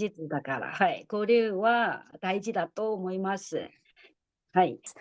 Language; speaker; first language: Japanese; non-native, fluent; Chinese